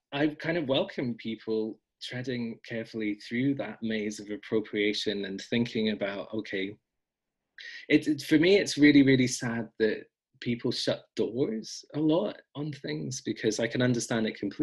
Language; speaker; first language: English; native; English